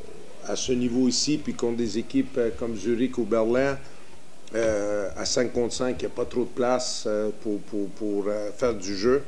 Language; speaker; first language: French; native; French